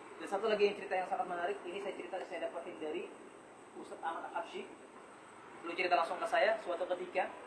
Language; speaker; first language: Indonesian; native; Indonesian